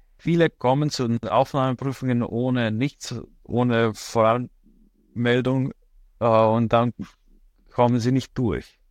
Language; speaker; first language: German; non-native, fluent; Slovenian